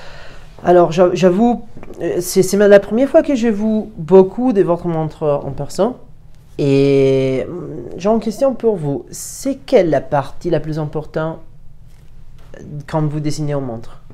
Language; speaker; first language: French; non-native, learner; Italian